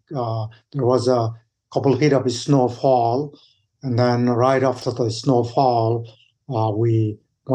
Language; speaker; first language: English; non-native, fluent; Sherpa